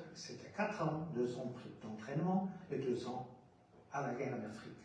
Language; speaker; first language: French; non-native, fluent; Portuguese